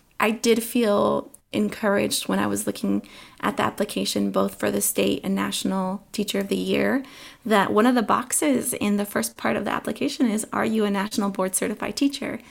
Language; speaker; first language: English; early bilingual, other home language; Spanish